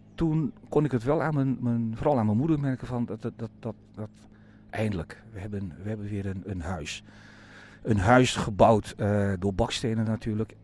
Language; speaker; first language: Dutch; native; Dutch